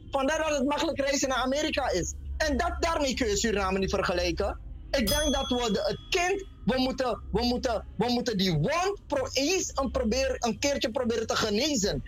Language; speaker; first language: Dutch; native; Dutch